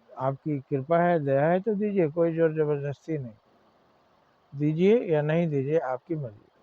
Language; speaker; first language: Hindi; native; Hindi